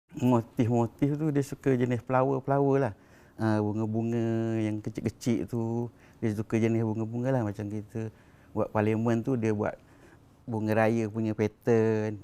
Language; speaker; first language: Malay; native; Malay